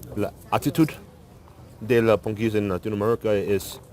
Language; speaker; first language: Spanish; non-native, learner; English